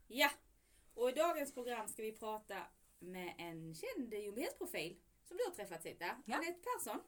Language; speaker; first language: Swedish; native; Swedish